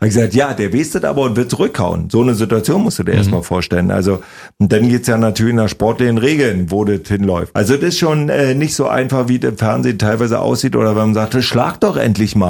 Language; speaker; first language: German; native; German